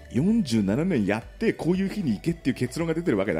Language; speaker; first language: Japanese; native; Japanese